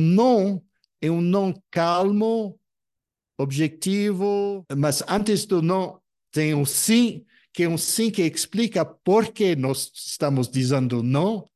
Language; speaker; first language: Portuguese; non-native, fluent; English